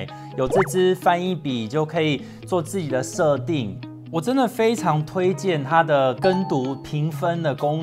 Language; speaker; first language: Chinese; non-native, fluent; English